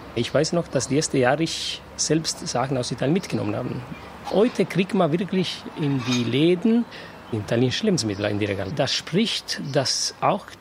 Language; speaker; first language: German; non-native, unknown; Italian